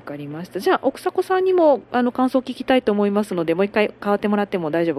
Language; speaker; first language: Japanese; native; Japanese